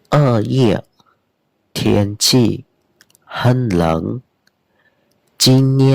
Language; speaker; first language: Chinese; non-native, fluent; Khmer